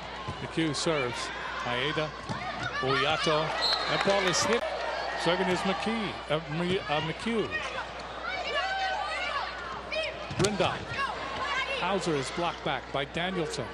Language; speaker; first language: English; native; English